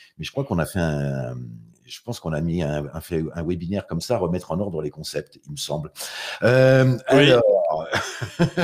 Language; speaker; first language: French; native; French